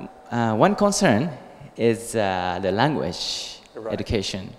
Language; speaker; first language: English; non-native, learner; Japanese